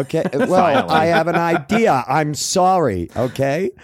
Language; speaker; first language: English; native; English